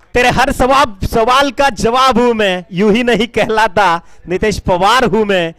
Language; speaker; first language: Hindi; non-native, local second language; Marathi